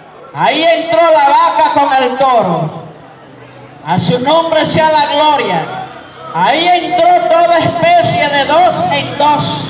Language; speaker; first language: Spanish; native; Spanish